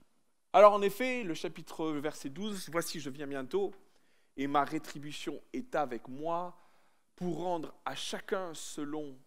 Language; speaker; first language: French; native; French